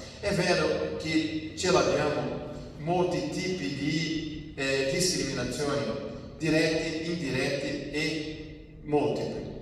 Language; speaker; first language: Italian; non-native, fluent; Portuguese